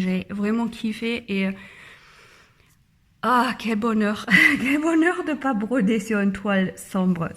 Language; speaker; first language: French; non-native, learner; German